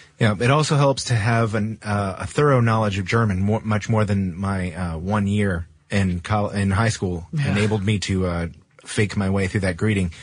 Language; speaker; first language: English; native; English